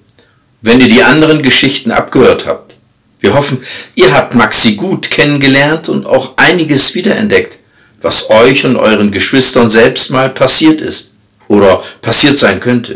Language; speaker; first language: German; native; German